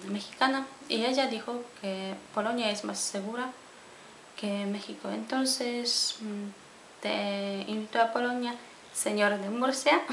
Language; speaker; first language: Spanish; non-native, fluent; Polish